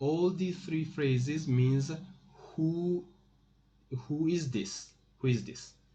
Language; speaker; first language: English; non-native, fluent; Persian